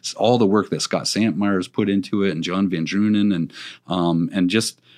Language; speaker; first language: English; native; English